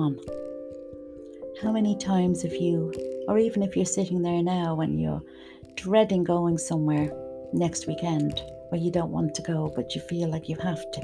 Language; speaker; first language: English; native; English